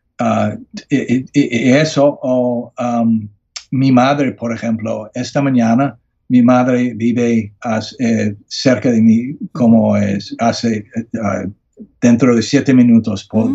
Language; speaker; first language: Spanish; non-native, learner; English